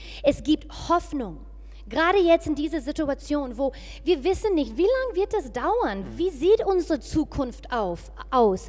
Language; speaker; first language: German; non-native, fluent; English